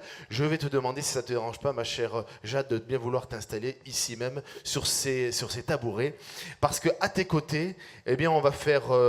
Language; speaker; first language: French; native; French